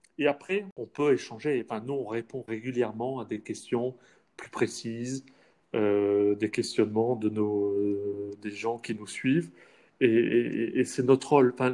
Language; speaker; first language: French; native; French